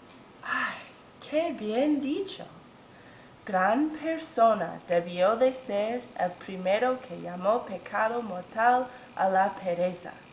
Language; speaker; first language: Spanish; non-native, learner; English